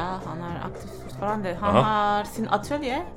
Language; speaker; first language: Swedish; non-native, fluent; Turkish